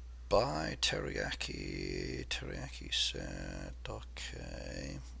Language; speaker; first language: English; native; English